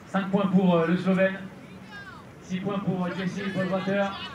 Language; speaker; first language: French; native; French